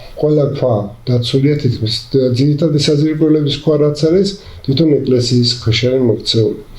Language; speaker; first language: Georgian; native; Georgian